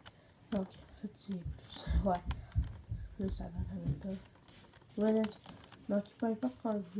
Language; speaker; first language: French; native; French